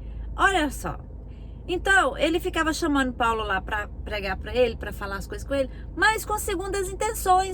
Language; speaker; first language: Portuguese; native; Portuguese